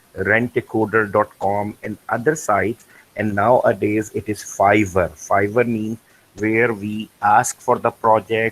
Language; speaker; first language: English; non-native, local second language; Urdu